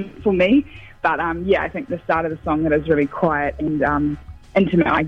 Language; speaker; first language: English; native; English